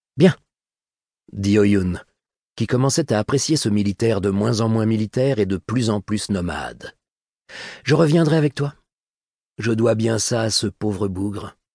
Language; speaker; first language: French; native; French